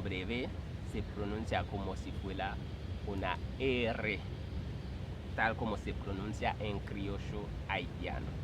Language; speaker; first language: Spanish; non-native, fluent; Haitian Creole